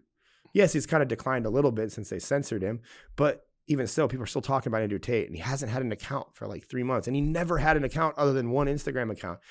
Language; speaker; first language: English; native; English